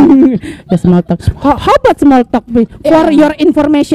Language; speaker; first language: English; non-native, learner; Indonesian